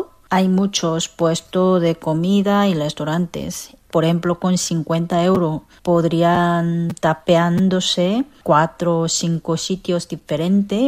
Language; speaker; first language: Spanish; non-native, fluent; Korean